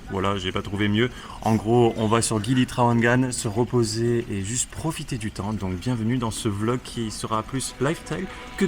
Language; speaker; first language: French; native; French